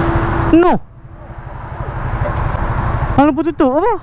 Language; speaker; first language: Malay; native; Malay